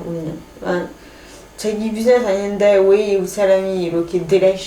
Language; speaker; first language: Korean; non-native, fluent; French